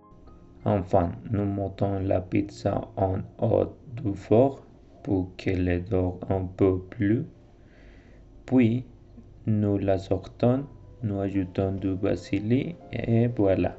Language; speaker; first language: French; non-native, learner; Spanish